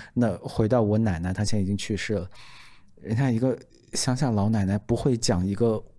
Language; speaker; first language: Chinese; native; Chinese